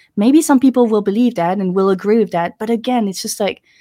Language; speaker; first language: English; non-native, fluent; French